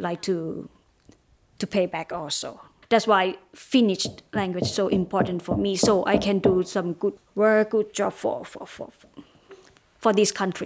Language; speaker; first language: English; non-native, learner; Thai